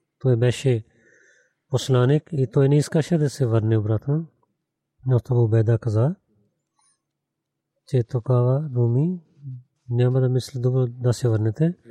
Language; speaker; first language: Bulgarian; non-native, learner; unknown